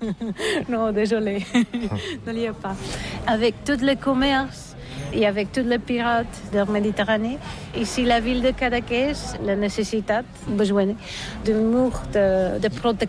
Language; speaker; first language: French; non-native, learner; Catalan